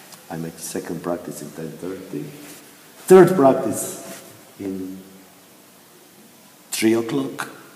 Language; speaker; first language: English; non-native, learner; Croatian